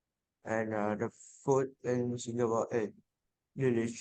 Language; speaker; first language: English; non-native, learner; Vietnamese